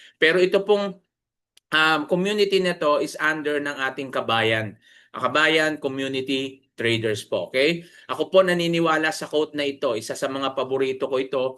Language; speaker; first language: Filipino; native; Filipino